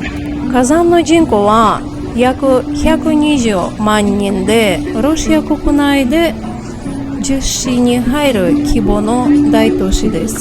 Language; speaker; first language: Japanese; non-native, fluent; Tatar